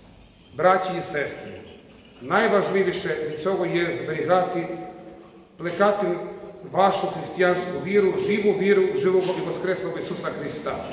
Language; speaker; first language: Ukrainian; non-native, fluent; Croatian